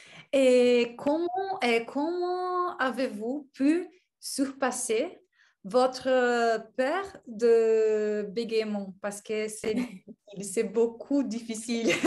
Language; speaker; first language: French; non-native, learner; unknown